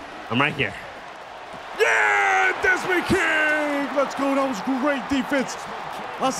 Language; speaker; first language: English; native; English